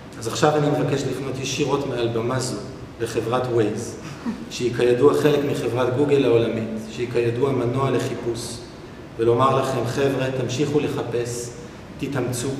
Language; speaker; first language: Hebrew; native; Hebrew